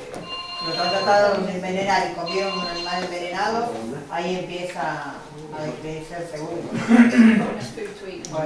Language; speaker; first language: Spanish; native; Spanish